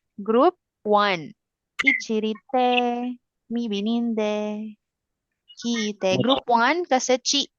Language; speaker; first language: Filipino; non-native, local second language; Cebuano